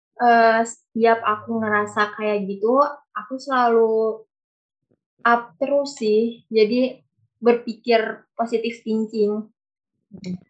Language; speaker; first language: Indonesian; native; Indonesian